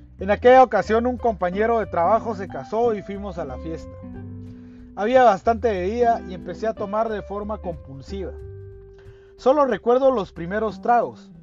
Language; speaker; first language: Spanish; native; Spanish